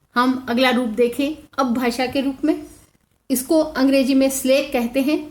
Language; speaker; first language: Hindi; native; Hindi